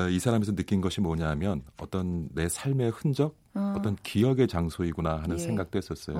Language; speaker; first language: Korean; native; Korean